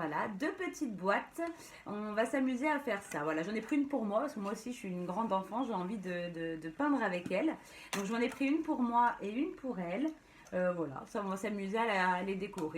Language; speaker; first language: French; native; French